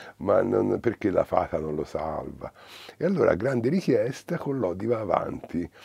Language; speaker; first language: Italian; native; Italian